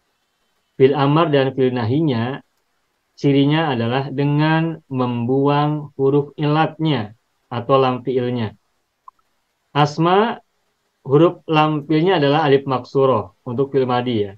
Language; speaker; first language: Indonesian; native; Indonesian